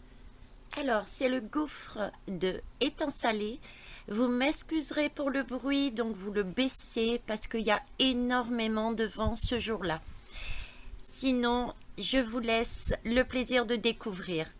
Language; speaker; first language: French; native; French